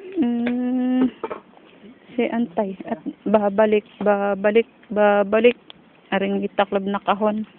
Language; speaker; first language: Filipino; native; Filipino